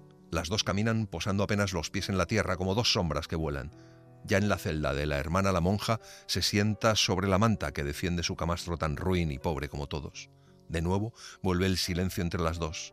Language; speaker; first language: Spanish; native; Spanish